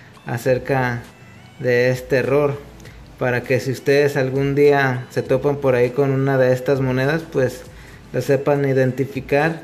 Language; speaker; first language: Spanish; native; Spanish